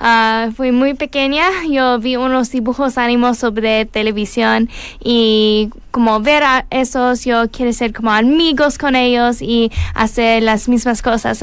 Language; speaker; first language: Spanish; non-native, learner; English